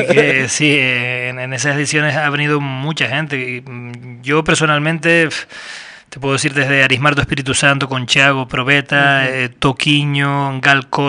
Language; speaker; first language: Spanish; native; Spanish